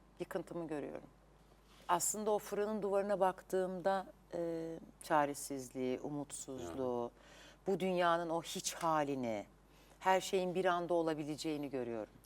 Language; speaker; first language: Turkish; native; Turkish